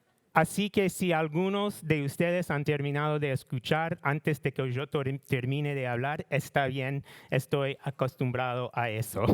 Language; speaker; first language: Spanish; non-native, learner; English